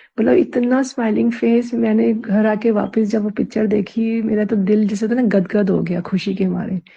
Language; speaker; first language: Hindi; native; Hindi